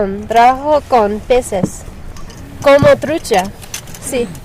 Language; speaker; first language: Spanish; non-native, learner; English